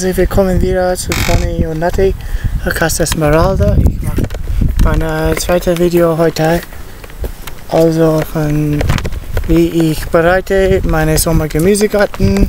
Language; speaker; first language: German; non-native, learner; Italian